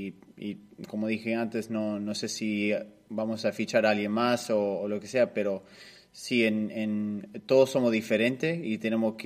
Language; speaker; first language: Spanish; early bilingual, heritage; Spanish